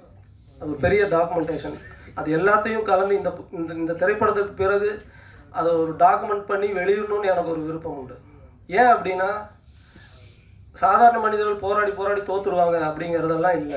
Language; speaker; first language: Tamil; native; Tamil